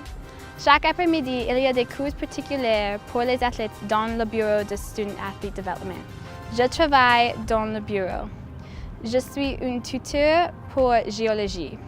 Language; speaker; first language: French; non-native, learner; English